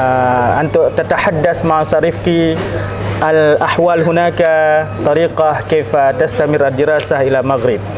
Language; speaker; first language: Arabic; non-native, learner; Indonesian